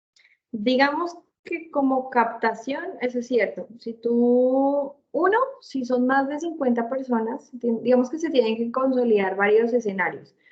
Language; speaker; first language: Spanish; native; Spanish